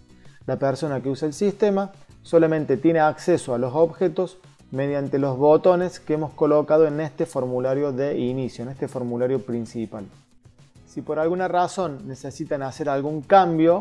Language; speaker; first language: Spanish; native; Spanish